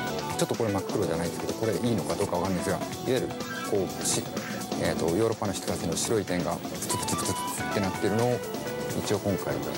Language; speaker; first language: Japanese; native; Japanese